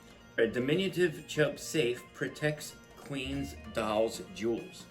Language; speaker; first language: English; native; English